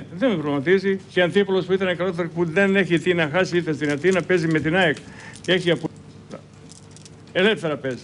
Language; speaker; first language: Greek; non-native, fluent; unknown